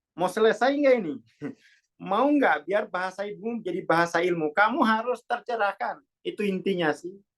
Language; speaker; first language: Indonesian; non-native, local second language; Javanese